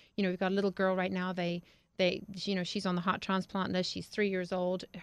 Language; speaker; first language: English; native; English